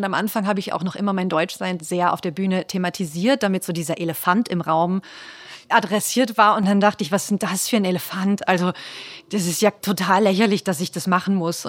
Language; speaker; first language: German; native; German